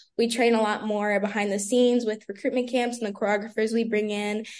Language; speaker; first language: English; native; English